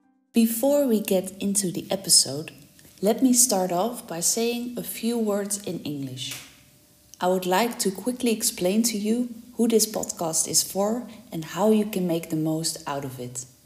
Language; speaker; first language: English; non-native, fluent; Dutch